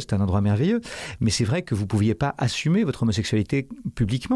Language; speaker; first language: French; native; French